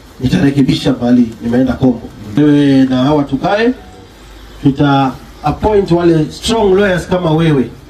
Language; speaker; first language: Swahili; native; Swahili